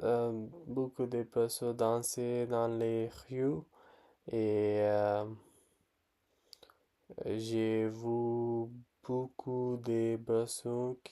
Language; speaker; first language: French; non-native, learner; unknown